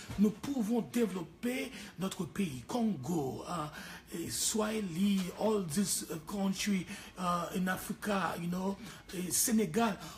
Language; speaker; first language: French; non-native, local second language; Haitian Creole